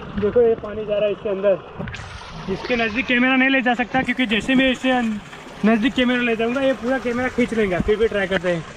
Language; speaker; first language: Hindi; non-native, local second language; Gujarati